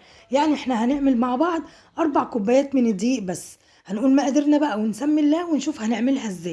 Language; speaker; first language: Arabic; native; Arabic